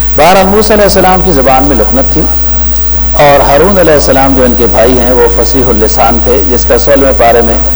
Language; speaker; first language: Urdu; native; Urdu